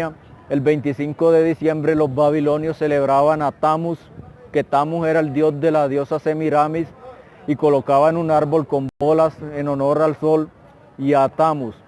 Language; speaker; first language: Spanish; native; Spanish